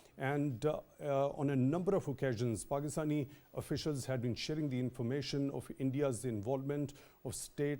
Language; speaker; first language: English; non-native, local second language; Urdu